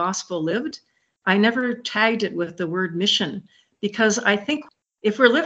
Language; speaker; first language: English; native; English